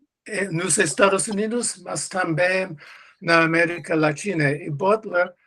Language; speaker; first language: Portuguese; non-native, learner; English